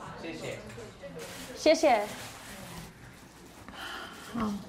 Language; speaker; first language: Chinese; non-native, learner; Spanish